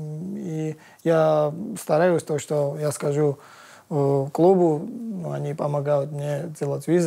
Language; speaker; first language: Russian; non-native, learner; Georgian